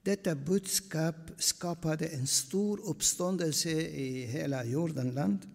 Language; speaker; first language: Swedish; non-native, fluent; Aramaic